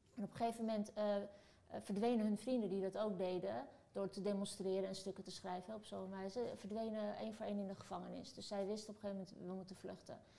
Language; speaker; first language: Dutch; early bilingual, other home language; Turkish